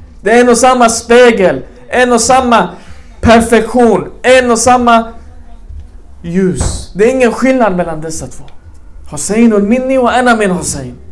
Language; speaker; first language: Swedish; early bilingual, other home language; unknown